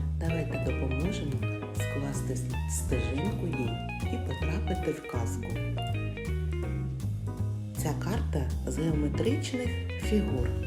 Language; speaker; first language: Ukrainian; native; Ukrainian